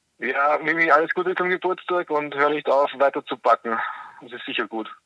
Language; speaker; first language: German; early bilingual, other home language; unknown